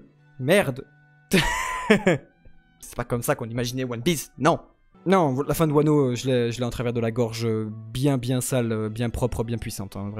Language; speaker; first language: French; native; French